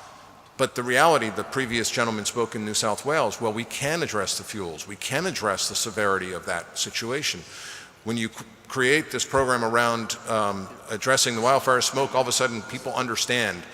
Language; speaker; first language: English; native; English